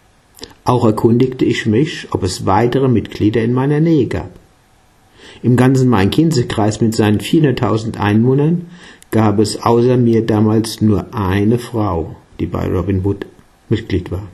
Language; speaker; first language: German; native; German